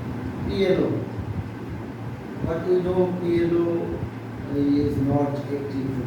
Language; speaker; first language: English; non-native, learner; Bangla